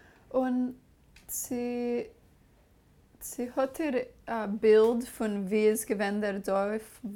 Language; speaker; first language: German; non-native, fluent; English